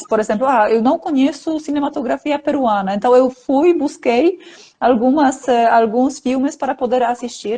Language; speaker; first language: Portuguese; non-native, fluent; Polish